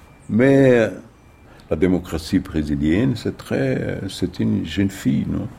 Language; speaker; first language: French; non-native, fluent; Portuguese